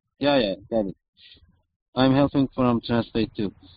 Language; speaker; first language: English; non-native, fluent; Persian